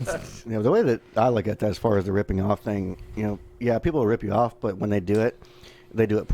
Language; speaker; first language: English; native; English